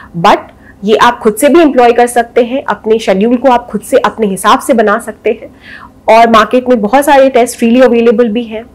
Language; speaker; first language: Hindi; native; Hindi